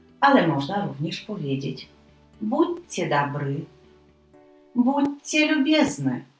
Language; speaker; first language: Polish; non-native, fluent; Ukrainian